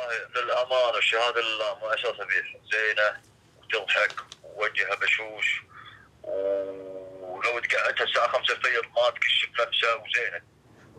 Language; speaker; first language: Arabic; native; Arabic